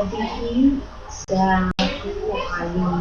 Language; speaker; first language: Arabic; non-native, learner; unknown